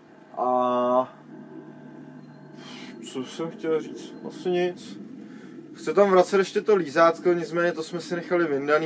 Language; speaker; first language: Czech; native; Czech